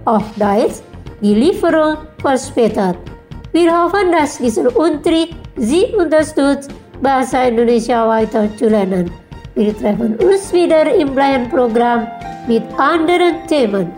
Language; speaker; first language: German; non-native, learner; Indonesian